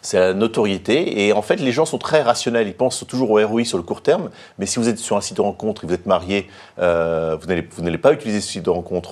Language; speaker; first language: French; native; French